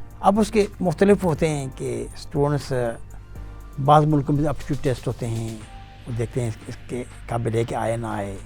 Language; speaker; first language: Urdu; non-native, local second language; Pashto